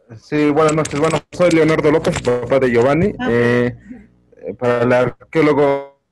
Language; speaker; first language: Spanish; native; Spanish